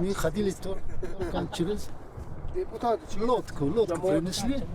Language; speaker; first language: Russian; non-native, local second language; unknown